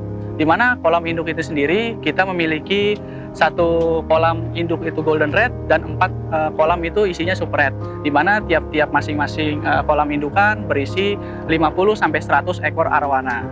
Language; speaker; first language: Indonesian; native; Indonesian